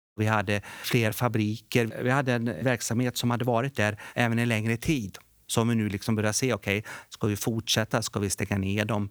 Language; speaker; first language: Swedish; early bilingual, other home language; Bosnian